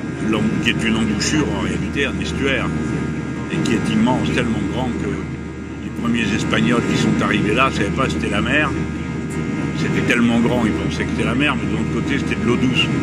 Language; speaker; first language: French; native; French